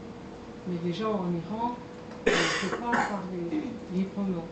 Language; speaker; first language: French; non-native, fluent; Persian